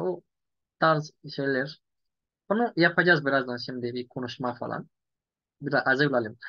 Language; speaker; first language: Turkish; non-native, fluent; Yoruba